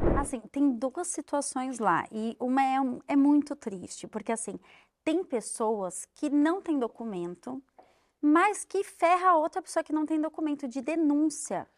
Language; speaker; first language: Portuguese; native; Portuguese